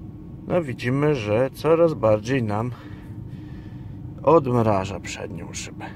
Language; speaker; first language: Polish; native; Polish